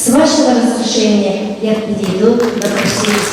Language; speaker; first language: Russian; non-native, fluent; Lezghian